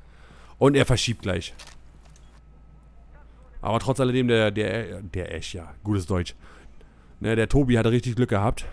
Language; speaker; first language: German; native; German